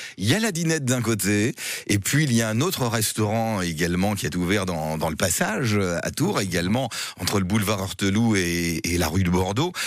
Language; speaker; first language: French; native; French